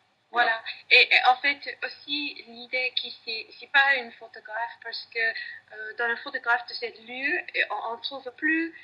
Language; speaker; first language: French; non-native, learner; English